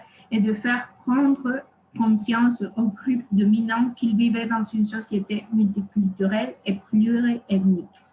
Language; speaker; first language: French; non-native, fluent; Spanish